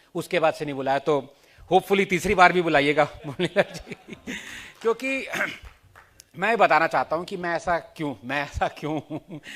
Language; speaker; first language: Hindi; non-native, local second language; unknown